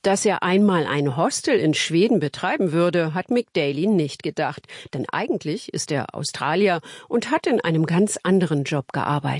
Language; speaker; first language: German; native; German